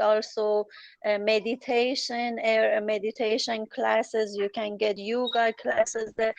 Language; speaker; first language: English; non-native, learner; Persian